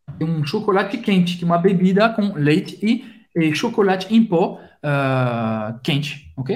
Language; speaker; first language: Portuguese; non-native, fluent; French